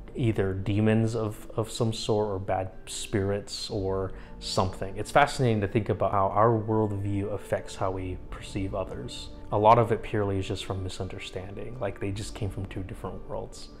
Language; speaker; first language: English; native; English